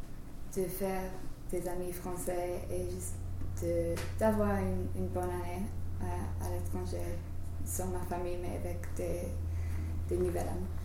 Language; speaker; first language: French; non-native, learner; English